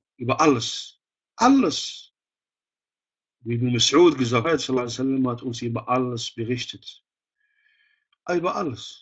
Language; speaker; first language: German; non-native, fluent; Arabic